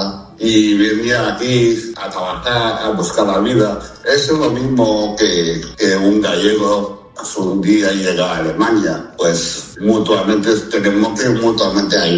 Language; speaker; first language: Spanish; non-native, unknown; Chinese